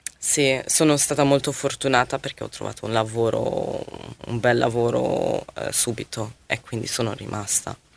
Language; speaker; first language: Italian; non-native, fluent; Arabic